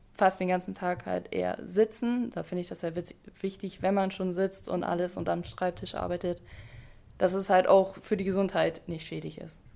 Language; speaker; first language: German; native; German